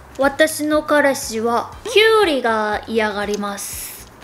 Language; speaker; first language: Japanese; non-native, learner; Korean